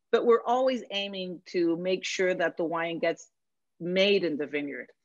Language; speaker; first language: English; non-native, fluent; Spanish